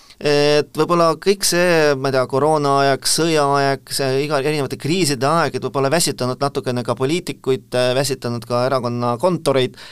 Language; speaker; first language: Estonian; non-native, local second language; Russian